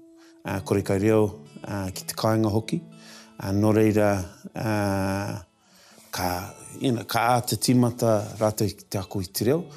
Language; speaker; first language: Māori; non-native, local second language; English